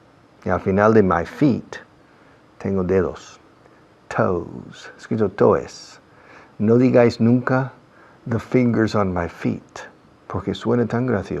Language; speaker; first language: Spanish; non-native, fluent; English